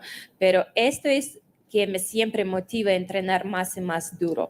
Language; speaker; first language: Spanish; non-native, fluent; Russian